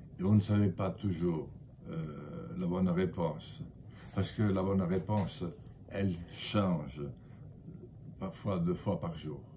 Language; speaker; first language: French; native; French